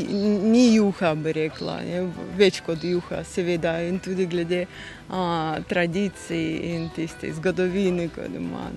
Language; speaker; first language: Slovenian; non-native, fluent; Russian